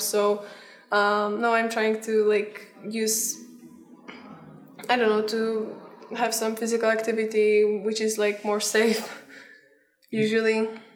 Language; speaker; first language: English; non-native, fluent; Polish